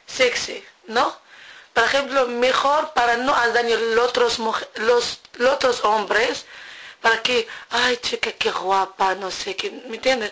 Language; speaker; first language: Spanish; non-native, learner; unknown